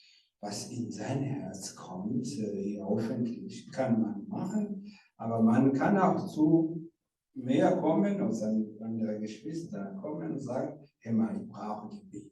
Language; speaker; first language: German; non-native, learner; Rundi